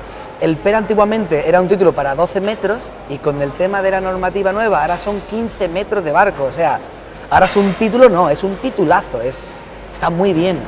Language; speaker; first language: Spanish; native; Spanish